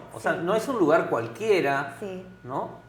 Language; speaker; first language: Spanish; native; Spanish